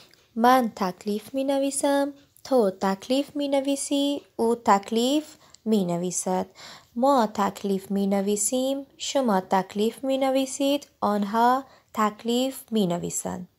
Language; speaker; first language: Persian; non-native, fluent; Urdu